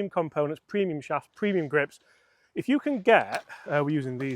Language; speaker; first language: English; native; English